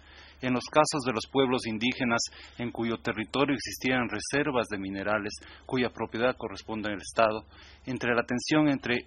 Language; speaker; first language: Spanish; native; Spanish